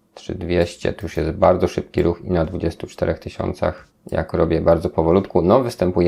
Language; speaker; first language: Polish; native; Polish